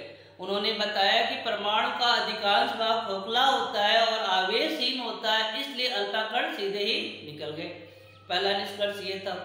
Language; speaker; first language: Hindi; native; Hindi